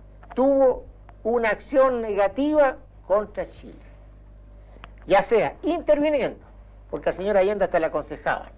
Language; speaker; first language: Spanish; native; Spanish